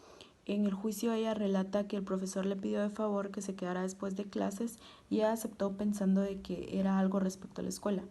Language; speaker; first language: Spanish; native; Spanish